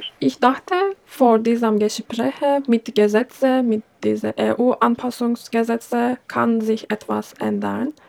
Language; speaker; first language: German; non-native, fluent; Turkish